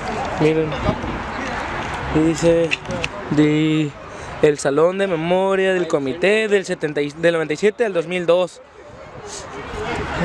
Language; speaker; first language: Spanish; native; Spanish